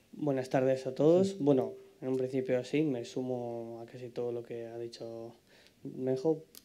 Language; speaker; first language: Spanish; non-native, fluent; Ukrainian